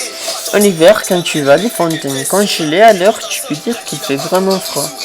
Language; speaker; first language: French; non-native, fluent; Spanish